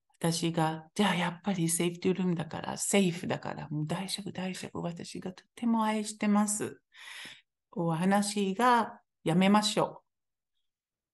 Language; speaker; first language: Japanese; non-native, fluent; Hebrew